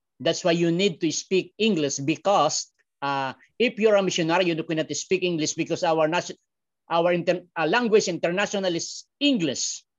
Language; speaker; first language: English; non-native, learner; Filipino